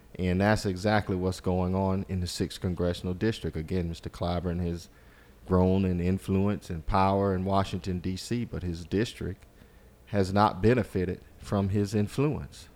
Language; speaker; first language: English; native; English